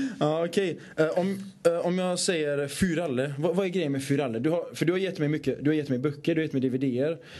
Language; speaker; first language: Swedish; early bilingual, other home language; Persian